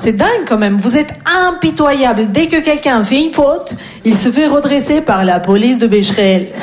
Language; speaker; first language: French; non-native, fluent; Russian